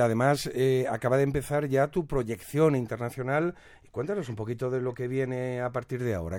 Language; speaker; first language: Spanish; native; Spanish